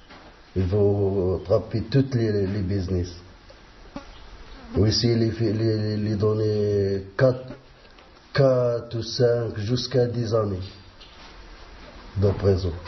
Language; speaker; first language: French; non-native, learner; Arabic